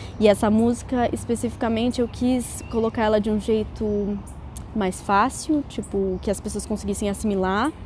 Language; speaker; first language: Portuguese; native; Portuguese